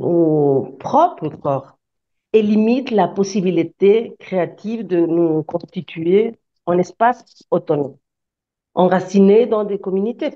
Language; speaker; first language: French; non-native, fluent; Spanish